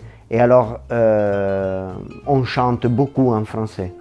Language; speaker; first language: French; non-native, local second language; Italian